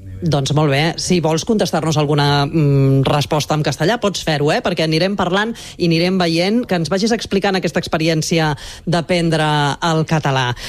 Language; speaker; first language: Catalan; native; Catalan